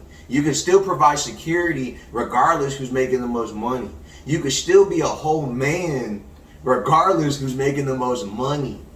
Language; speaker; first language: English; native; English